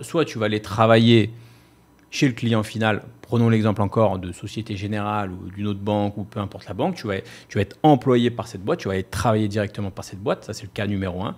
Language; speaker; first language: French; native; French